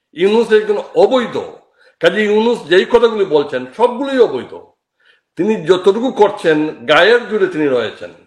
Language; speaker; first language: Bangla; native; Bangla